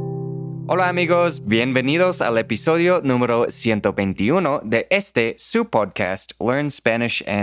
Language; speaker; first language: Spanish; non-native, fluent; English